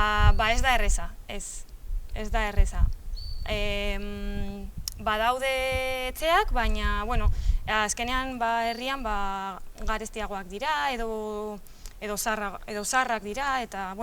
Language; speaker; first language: Basque; non-native, local second language; Spanish